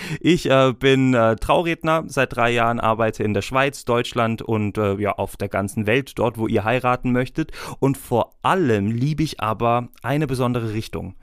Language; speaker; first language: German; native; German